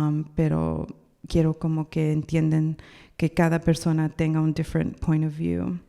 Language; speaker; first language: Spanish; non-native, learner; English